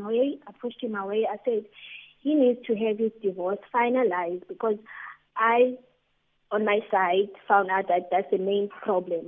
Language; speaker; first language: English; non-native, local second language; Xhosa